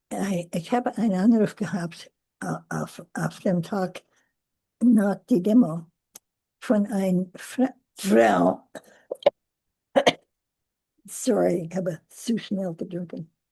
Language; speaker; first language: German; non-native, learner; English